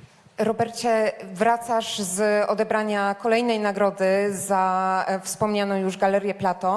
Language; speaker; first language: Polish; native; Polish